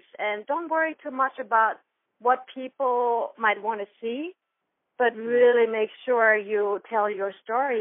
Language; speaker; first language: English; non-native, fluent; German